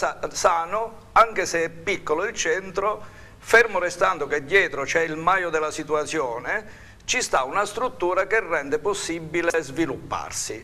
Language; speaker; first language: Italian; native; Italian